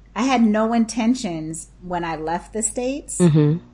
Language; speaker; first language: English; native; English